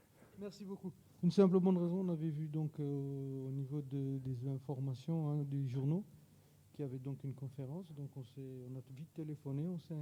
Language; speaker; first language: French; native; French